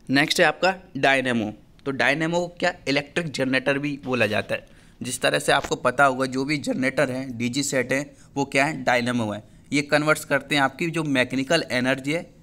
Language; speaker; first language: Hindi; native; Hindi